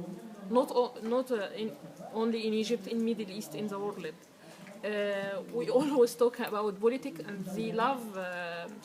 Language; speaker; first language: English; non-native, learner; Arabic